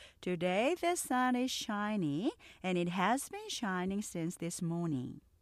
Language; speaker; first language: English; non-native, fluent; Korean